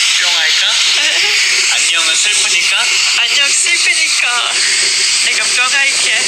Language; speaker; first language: Korean; non-native, learner; English